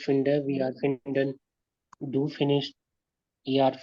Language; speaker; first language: German; non-native, learner; Hindi